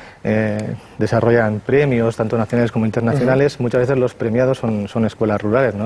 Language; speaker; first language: Spanish; native; Spanish